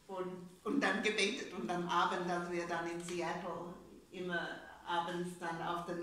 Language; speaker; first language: German; non-native, fluent; English